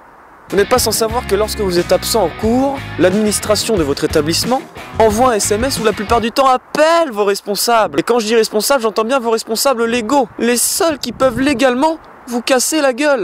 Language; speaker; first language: French; native; French